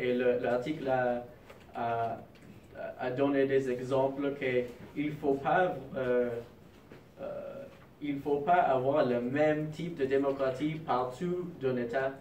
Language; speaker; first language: French; non-native, fluent; English